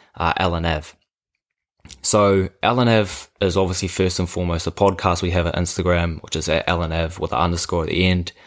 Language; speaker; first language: English; native; English